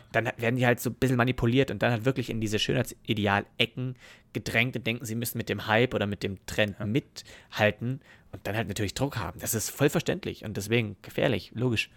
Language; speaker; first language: German; native; German